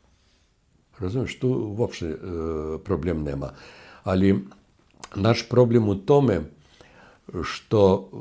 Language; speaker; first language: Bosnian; non-native, learner; Russian